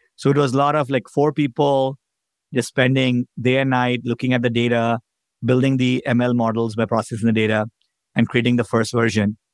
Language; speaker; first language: English; non-native, local second language; Hindi